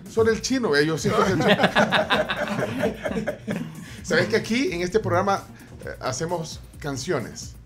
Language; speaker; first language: Spanish; native; Spanish